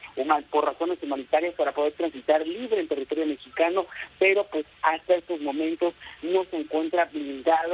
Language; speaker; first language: Spanish; native; Spanish